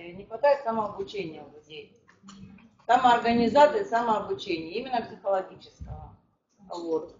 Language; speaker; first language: Russian; native; Russian